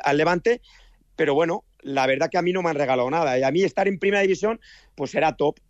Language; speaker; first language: Spanish; native; Spanish